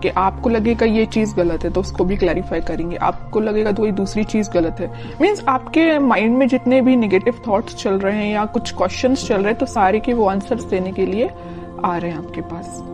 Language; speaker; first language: Hindi; native; Hindi